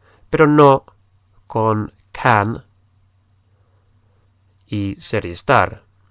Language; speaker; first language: Spanish; native; Spanish